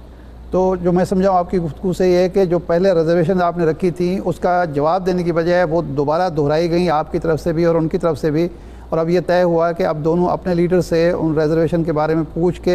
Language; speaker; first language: Urdu; native; Urdu